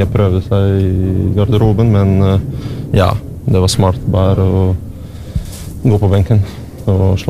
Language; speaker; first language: Norwegian; non-native, learner; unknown